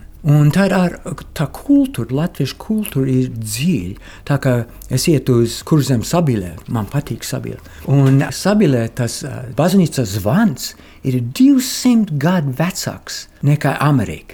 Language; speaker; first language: Latvian; early bilingual, heritage; Latvian